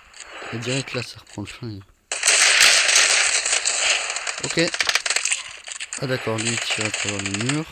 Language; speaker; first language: French; native; French